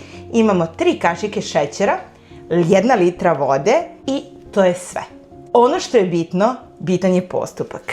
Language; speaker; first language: Serbian; native; Serbian